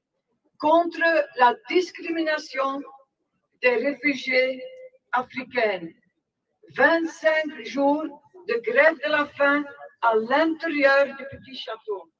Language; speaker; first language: French; non-native, local second language; Dutch